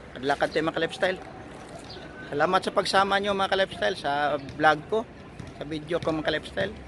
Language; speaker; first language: Filipino; native; Filipino